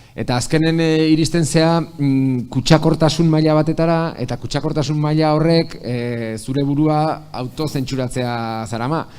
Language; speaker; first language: Basque; native; Basque